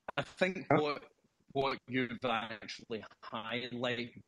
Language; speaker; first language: English; native; English